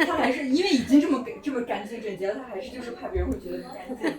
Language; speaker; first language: Chinese; non-native, local second language; Uyghur